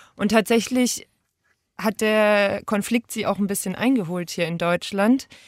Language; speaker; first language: German; native; German